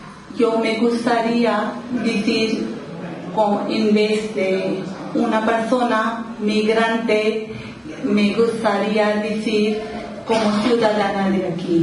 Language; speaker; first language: Spanish; non-native, local second language; Urdu